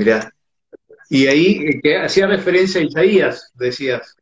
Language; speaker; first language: Spanish; native; Spanish